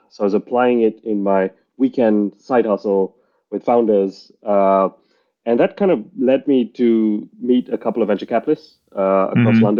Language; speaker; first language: English; non-native, local second language; Tamil